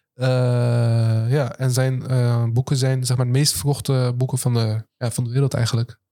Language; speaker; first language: Dutch; early bilingual, other home language; Turkish